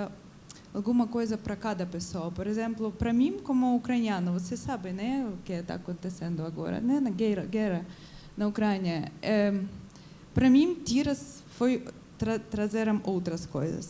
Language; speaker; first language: Portuguese; non-native, learner; Ukrainian